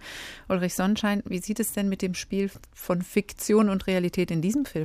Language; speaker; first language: German; native; German